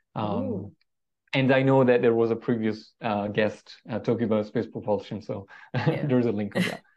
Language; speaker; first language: English; non-native, fluent; Italian